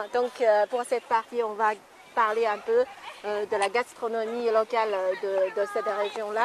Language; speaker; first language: French; non-native, fluent; Chinese